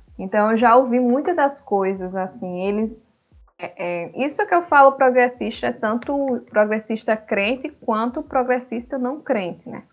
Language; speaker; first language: Portuguese; early bilingual, other home language; Upper Guinea Crioulo